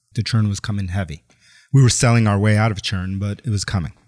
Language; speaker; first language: English; native; English